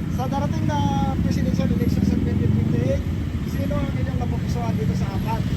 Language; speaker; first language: Filipino; non-native, local second language; Hiligaynon